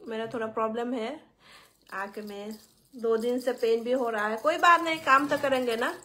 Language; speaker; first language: Hindi; non-native, local second language; Bangla